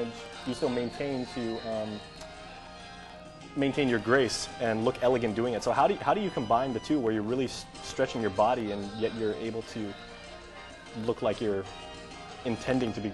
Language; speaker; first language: English; native; English